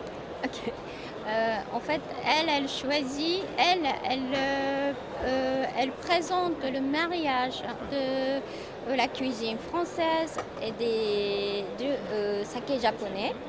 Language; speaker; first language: French; non-native, fluent; Japanese